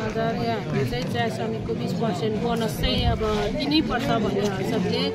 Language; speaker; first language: Nepali; native; Nepali